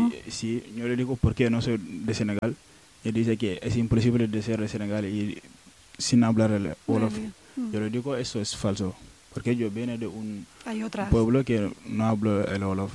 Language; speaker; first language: Spanish; non-native, learner; Wolof